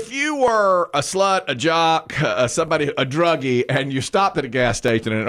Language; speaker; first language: English; native; English